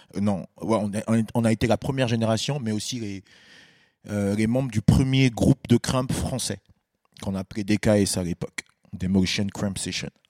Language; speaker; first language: French; early bilingual, other home language; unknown